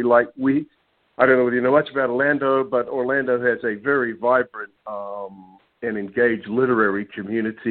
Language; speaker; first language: English; native; English